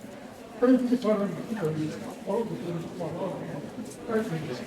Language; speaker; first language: Estonian; non-native, learner; Finnish